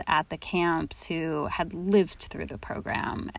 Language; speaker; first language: English; native; English